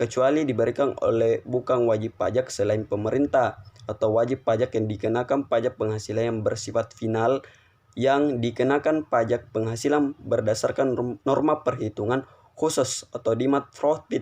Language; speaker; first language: Indonesian; native; Indonesian